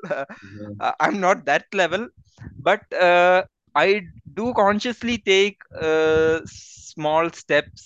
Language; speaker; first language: English; non-native, local second language; Malayalam